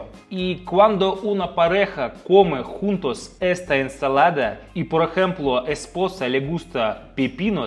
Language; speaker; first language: Spanish; non-native, fluent; Russian